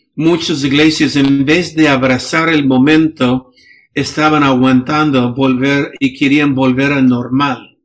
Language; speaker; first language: Spanish; non-native, fluent; English